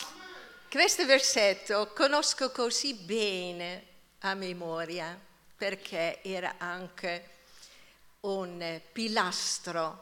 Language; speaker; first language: Italian; non-native, fluent; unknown